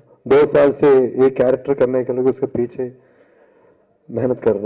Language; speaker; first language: Hindi; non-native, local second language; Telugu